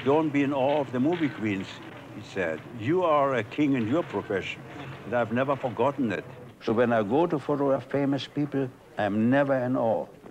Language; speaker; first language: English; non-native, fluent; German